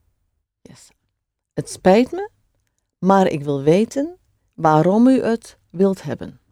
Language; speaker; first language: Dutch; non-native, fluent; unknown